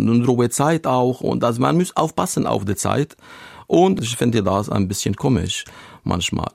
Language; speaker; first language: German; non-native, fluent; Arabic